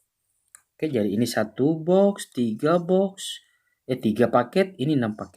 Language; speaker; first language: Indonesian; native; Indonesian